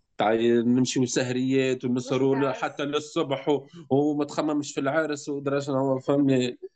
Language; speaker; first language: Arabic; native; Arabic